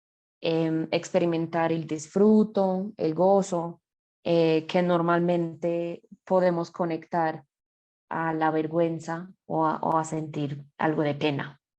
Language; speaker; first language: Spanish; non-native, fluent; English